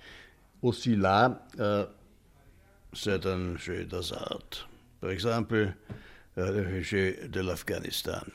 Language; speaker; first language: French; non-native, fluent; German